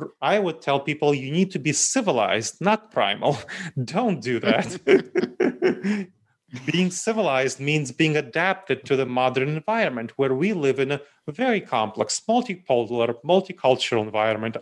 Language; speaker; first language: English; early bilingual, other home language; Romanian